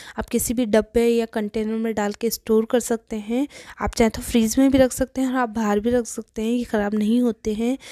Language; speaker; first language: Hindi; native; Hindi